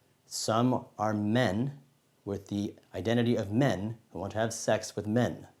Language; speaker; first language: English; native; English